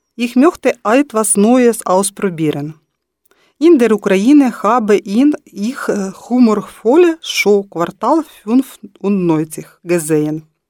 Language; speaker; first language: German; non-native, learner; Ukrainian